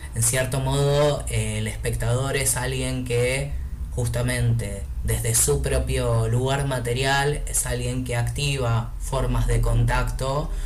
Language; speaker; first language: Spanish; native; Spanish